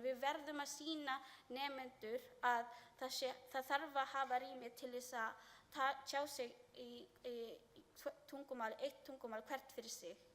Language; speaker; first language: Icelandic; non-native, learner; Filipino